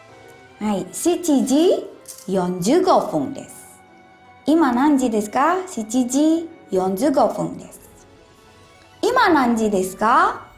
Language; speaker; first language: Japanese; non-native, fluent; Indonesian